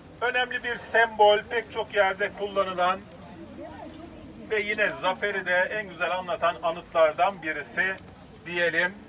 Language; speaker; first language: Turkish; native; Turkish